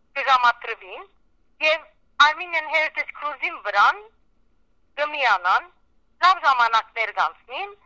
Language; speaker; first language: Armenian; early bilingual, heritage; Armenian